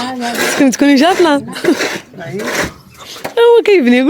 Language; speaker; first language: Arabic; native; Arabic